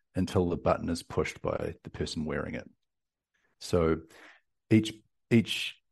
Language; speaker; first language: English; native; English